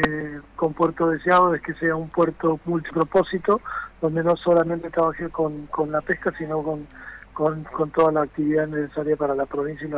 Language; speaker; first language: Spanish; native; Spanish